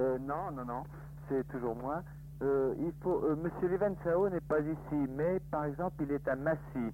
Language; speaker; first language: French; native; French